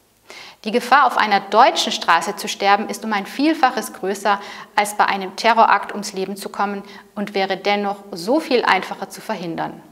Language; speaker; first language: German; native; German